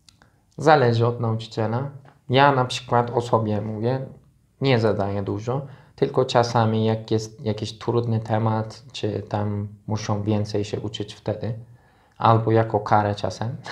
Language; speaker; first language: Polish; non-native, learner; Turkish